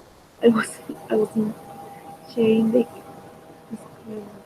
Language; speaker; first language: English; non-native, fluent; Spanish